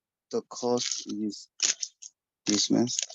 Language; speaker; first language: English; non-native, learner; Korean